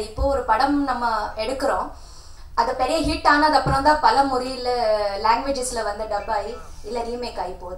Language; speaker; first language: Tamil; non-native, local second language; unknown